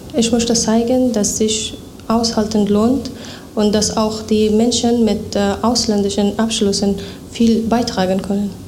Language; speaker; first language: German; non-native, fluent; Persian